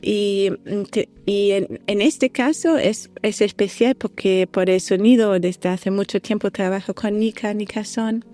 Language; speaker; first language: Spanish; non-native, fluent; German